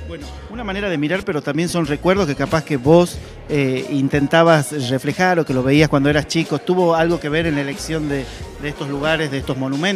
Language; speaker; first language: Spanish; native; Spanish